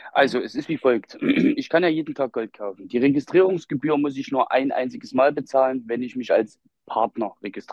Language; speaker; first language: German; native; German